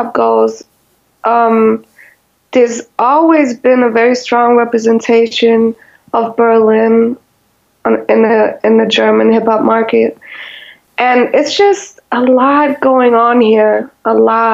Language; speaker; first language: English; non-native, fluent; German